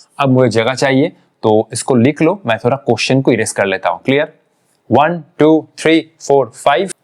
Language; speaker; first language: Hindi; non-native, local second language; Bangla